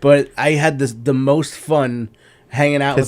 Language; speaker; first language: English; native; English